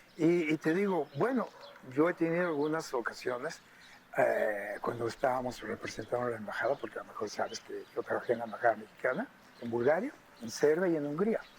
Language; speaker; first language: Spanish; native; Spanish